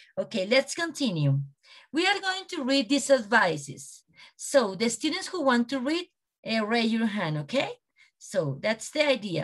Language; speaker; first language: English; non-native, learner; Spanish